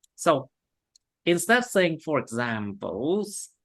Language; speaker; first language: English; non-native, fluent; Vietnamese